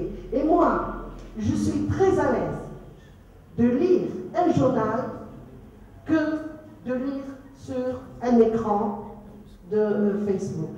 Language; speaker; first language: French; non-native, local second language; Arabic